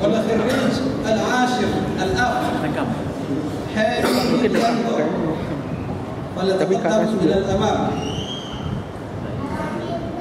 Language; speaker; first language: Arabic; non-native, fluent; Indonesian